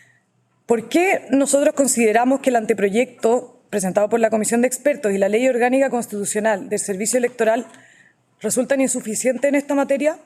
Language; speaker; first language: Spanish; native; Spanish